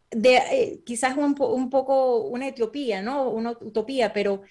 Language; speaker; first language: Spanish; native; Spanish